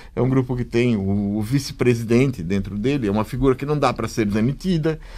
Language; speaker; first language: Portuguese; native; Portuguese